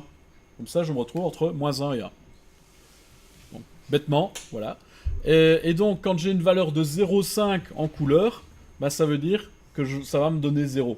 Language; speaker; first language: French; native; French